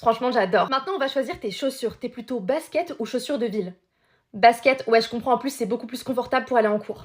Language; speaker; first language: French; native; French